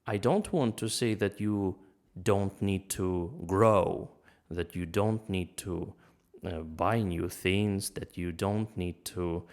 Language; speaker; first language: English; non-native, fluent; Russian